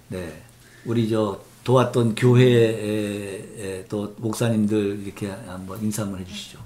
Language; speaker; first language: Korean; native; Korean